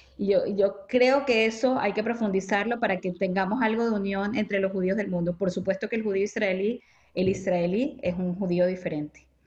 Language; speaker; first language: Spanish; native; Spanish